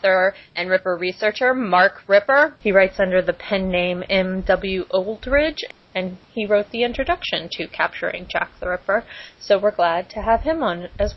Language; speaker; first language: English; native; English